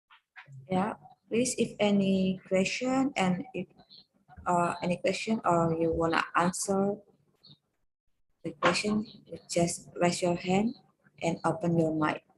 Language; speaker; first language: English; non-native, learner; Indonesian